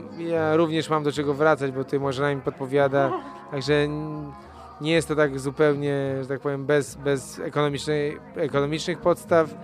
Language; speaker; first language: Polish; native; Polish